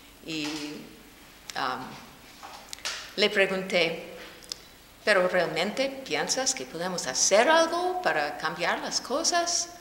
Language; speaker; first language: Spanish; non-native, fluent; English